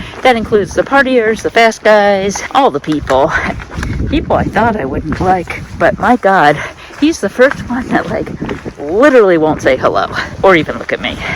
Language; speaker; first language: English; native; English